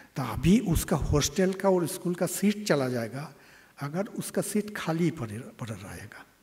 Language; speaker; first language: Hindi; non-native, local second language; Bangla